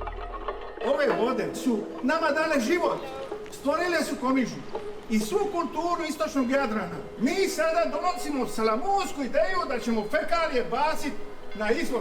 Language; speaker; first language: Croatian; native; Croatian